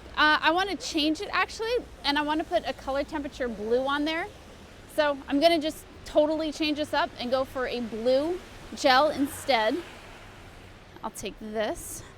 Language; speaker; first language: English; native; English